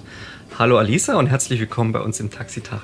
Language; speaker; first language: German; native; German